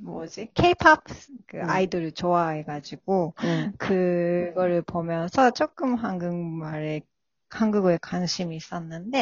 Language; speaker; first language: Korean; non-native, fluent; Japanese